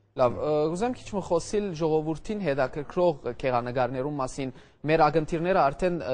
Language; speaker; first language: Armenian; early bilingual, heritage; Armenian